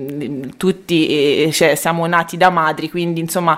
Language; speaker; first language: Italian; native; Italian